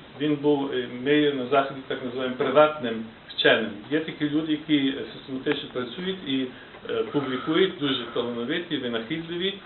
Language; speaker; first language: Ukrainian; early bilingual, heritage; Ukrainian